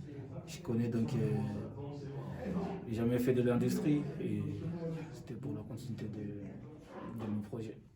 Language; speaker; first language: French; non-native, learner; Arabic